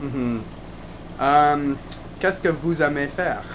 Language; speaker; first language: French; non-native, learner; English